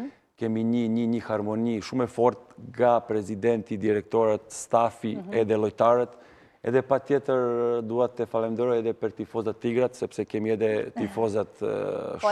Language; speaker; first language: Albanian; non-native, learner; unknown